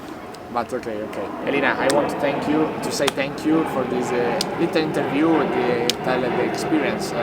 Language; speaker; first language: English; non-native, learner; Italian